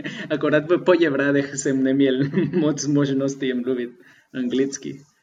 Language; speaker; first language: Czech; non-native, fluent; Spanish